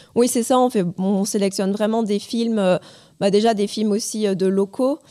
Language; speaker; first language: French; native; French